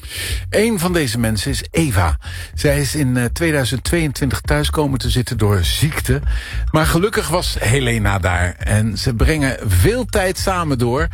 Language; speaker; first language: Dutch; native; Dutch